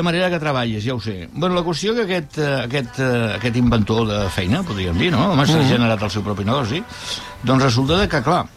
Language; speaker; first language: Catalan; native; Catalan